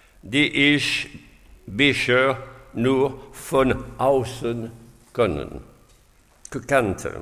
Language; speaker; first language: German; non-native, fluent; French